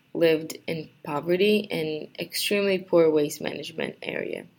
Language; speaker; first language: English; non-native, fluent; Portuguese